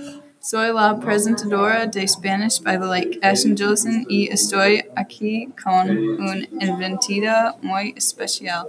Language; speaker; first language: Spanish; non-native, learner; English